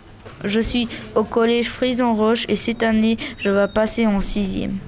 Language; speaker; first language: French; early bilingual, other home language; Polish